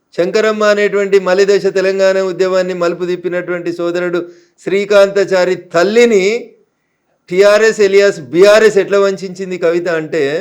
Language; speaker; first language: Telugu; native; Telugu